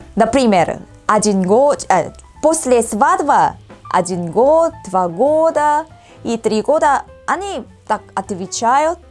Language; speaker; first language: Russian; non-native, learner; Korean